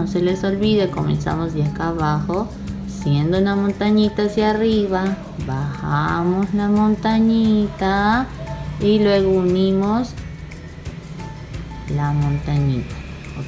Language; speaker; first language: Spanish; native; Spanish